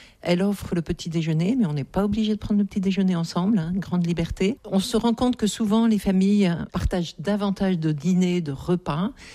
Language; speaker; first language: French; native; French